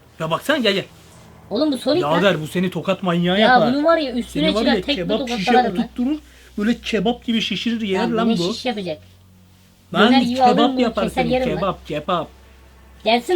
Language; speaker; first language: Turkish; native; Turkish